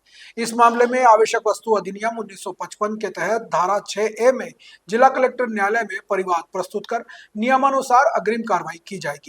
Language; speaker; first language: Hindi; native; Hindi